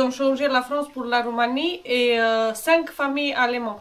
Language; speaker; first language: French; non-native, fluent; Romanian